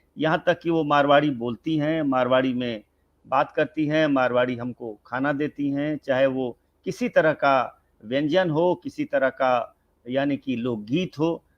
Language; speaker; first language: Hindi; non-native, local second language; Bhojpuri